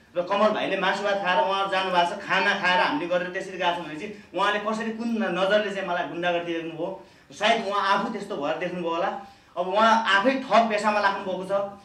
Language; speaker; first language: Nepali; native; Nepali